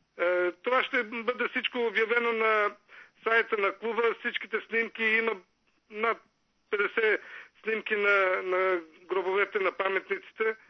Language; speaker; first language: Bulgarian; native; Bulgarian